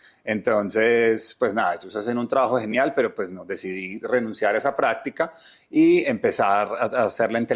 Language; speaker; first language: Spanish; native; Spanish